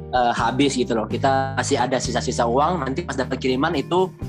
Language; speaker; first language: Indonesian; native; Indonesian